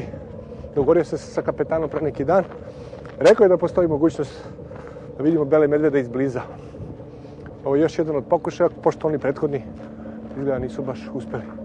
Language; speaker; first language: Serbian; native; Serbian